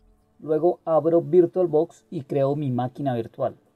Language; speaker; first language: Spanish; native; Spanish